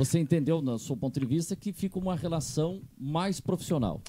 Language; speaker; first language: Portuguese; native; Portuguese